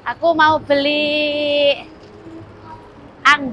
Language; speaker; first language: Indonesian; native; Indonesian